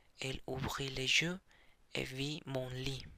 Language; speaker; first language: French; non-native, learner; Spanish